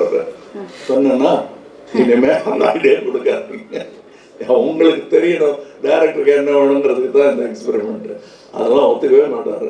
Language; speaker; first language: Tamil; native; Tamil